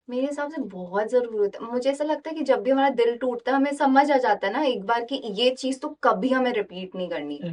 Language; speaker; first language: Hindi; native; Hindi